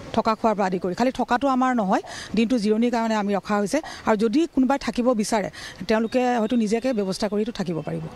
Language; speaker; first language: Assamese; native; Assamese